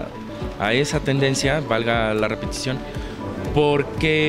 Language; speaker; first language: Spanish; native; Spanish